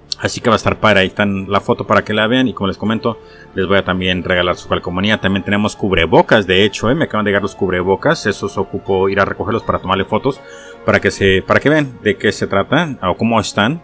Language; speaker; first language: Spanish; native; Spanish